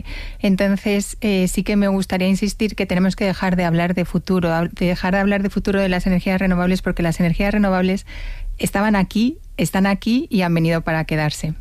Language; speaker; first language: Spanish; native; Spanish